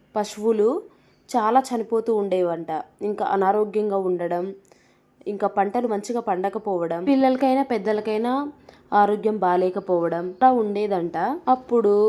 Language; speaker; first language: Telugu; non-native, local second language; Lambadi